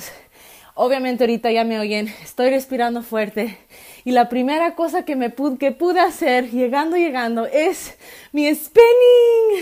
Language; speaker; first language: Spanish; early bilingual, other home language; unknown